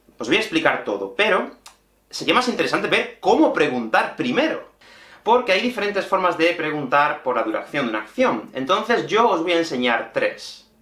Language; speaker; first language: Spanish; native; Spanish